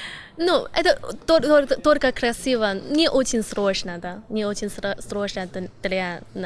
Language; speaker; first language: Russian; non-native, learner; Chinese